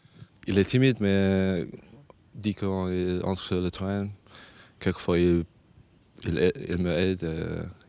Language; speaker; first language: French; non-native, fluent; English